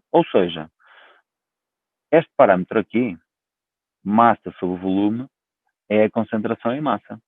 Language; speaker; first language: Portuguese; native; Portuguese